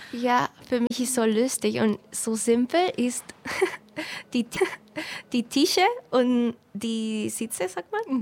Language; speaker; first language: German; non-native, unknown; Spanish